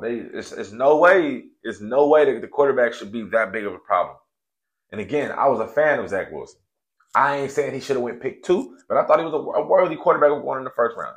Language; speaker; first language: English; native; English